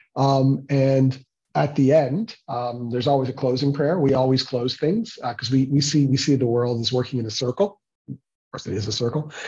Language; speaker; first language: English; native; English